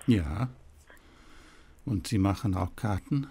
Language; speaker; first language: German; non-native, fluent; Danish